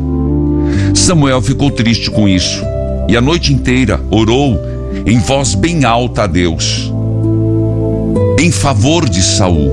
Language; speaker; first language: Portuguese; native; Portuguese